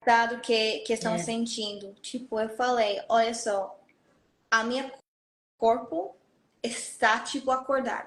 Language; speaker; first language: Portuguese; non-native, fluent; Hebrew